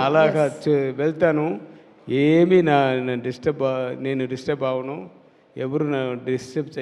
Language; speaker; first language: Telugu; non-native, learner; Tamil